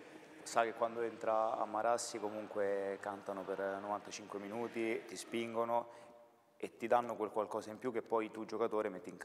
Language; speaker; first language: Italian; native; Italian